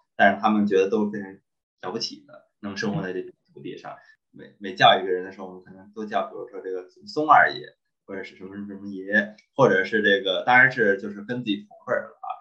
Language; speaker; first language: Chinese; native; Chinese